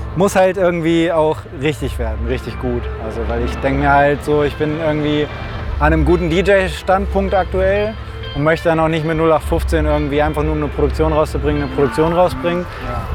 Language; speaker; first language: German; native; German